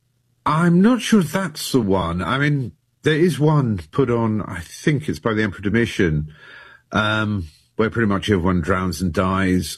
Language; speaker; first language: English; native; English